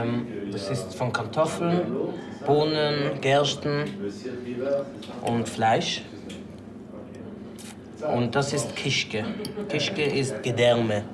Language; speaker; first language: German; non-native, fluent; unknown